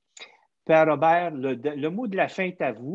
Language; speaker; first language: French; native; French